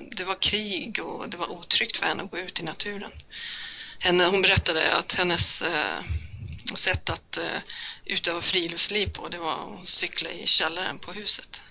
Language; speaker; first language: Swedish; native; Swedish